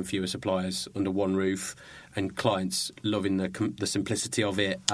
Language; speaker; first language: English; native; English